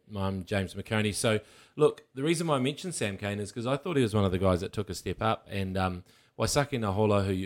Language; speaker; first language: English; native; English